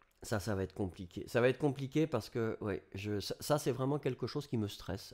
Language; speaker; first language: French; native; French